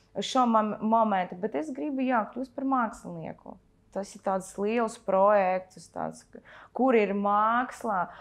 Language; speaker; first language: Latvian; early bilingual, other home language; Russian